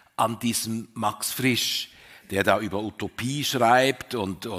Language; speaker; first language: German; native; German